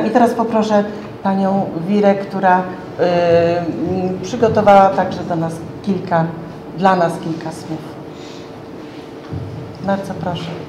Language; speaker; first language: Polish; native; Polish